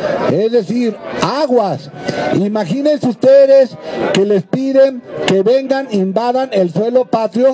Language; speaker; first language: Spanish; native; Spanish